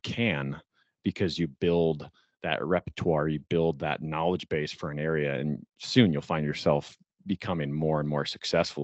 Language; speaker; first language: English; native; English